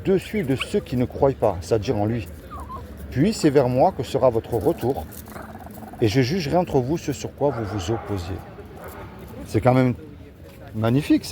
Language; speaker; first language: French; native; French